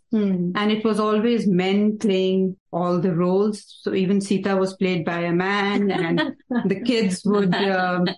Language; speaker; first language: English; non-native, local second language; Hindi